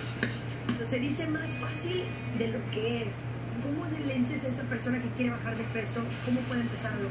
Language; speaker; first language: Spanish; native; Spanish